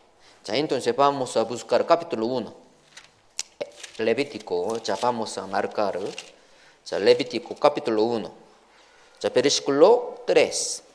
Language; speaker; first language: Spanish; non-native, learner; Korean